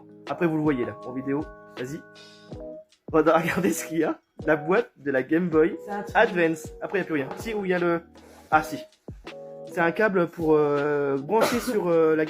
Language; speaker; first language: French; native; French